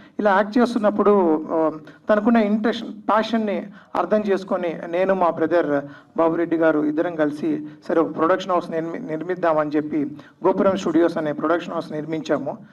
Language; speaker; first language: Telugu; native; Telugu